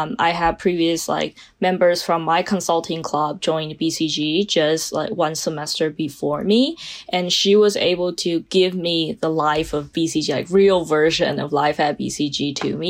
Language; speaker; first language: English; non-native, fluent; Chinese